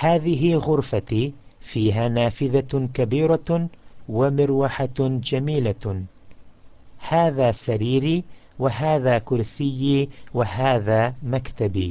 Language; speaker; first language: Arabic; non-native, fluent; English